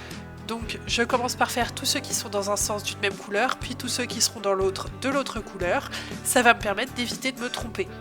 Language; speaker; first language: French; native; French